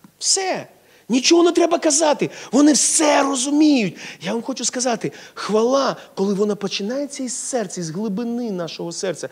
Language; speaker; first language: Ukrainian; non-native, local second language; Russian